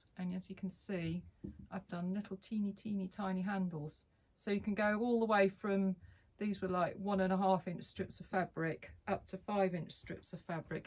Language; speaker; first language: English; native; English